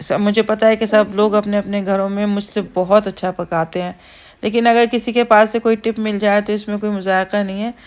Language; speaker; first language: Urdu; native; Urdu